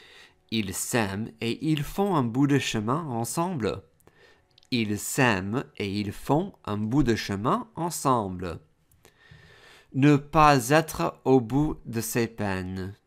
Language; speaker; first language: French; non-native, fluent; English